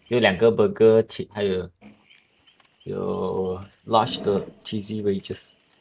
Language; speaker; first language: English; non-native, local second language; Chinese